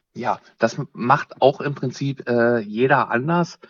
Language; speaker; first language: German; native; German